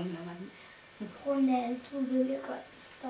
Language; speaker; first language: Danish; non-native, learner; Filipino